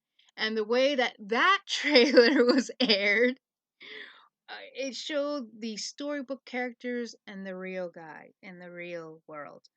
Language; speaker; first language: English; native; English